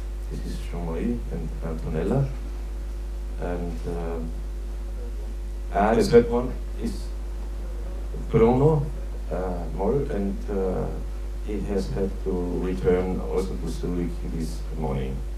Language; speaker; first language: English; non-native, learner; German